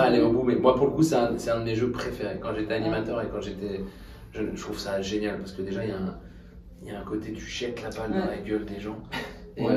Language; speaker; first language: French; native; French